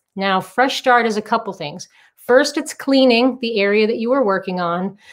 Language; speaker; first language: English; native; English